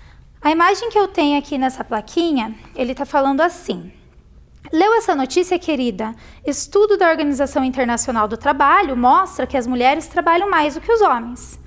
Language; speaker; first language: Portuguese; native; Portuguese